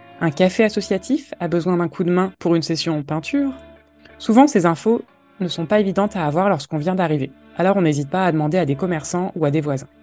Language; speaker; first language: French; native; French